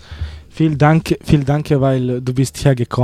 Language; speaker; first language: German; non-native, learner; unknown